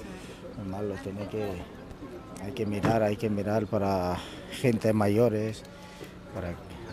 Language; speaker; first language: Spanish; non-native, learner; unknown